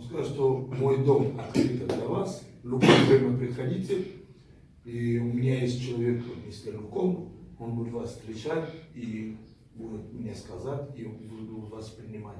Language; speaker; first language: Russian; non-native, fluent; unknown